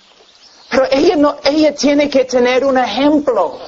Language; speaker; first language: Spanish; non-native, fluent; English